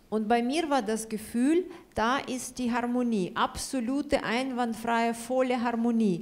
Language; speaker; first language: German; non-native, fluent; Russian